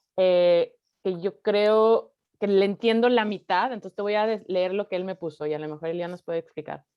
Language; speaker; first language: Spanish; early bilingual, heritage; Spanish